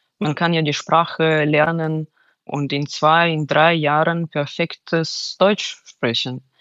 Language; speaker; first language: German; non-native, fluent; Russian